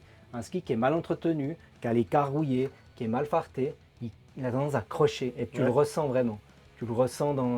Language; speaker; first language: French; native; French